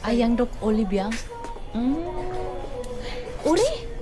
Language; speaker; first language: Korean; non-native, learner; Filipino